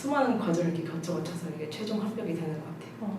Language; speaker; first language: Korean; native; Korean